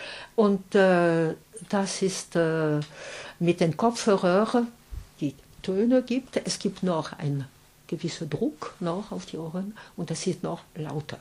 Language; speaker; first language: German; non-native, fluent; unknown